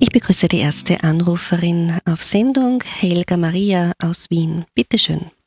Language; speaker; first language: German; native; German